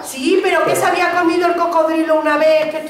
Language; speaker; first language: Spanish; native; Spanish